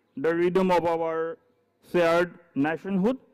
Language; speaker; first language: English; non-native, local second language; Assamese